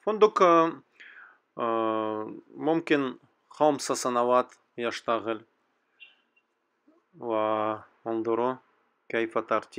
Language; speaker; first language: Arabic; non-native, fluent; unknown